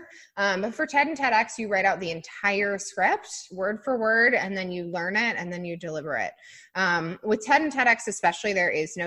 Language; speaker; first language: English; native; English